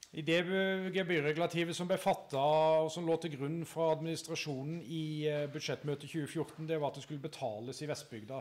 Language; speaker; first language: Norwegian; native; Norwegian